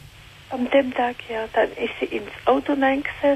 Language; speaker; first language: German; non-native, learner; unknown